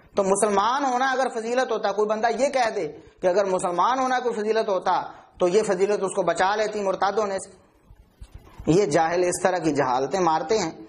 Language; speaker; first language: Urdu; non-native, local second language; Punjabi